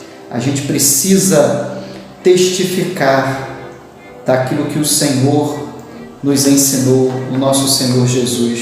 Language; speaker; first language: Portuguese; native; Portuguese